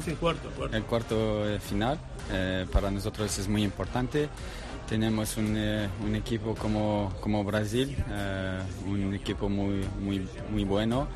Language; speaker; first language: Spanish; non-native, learner; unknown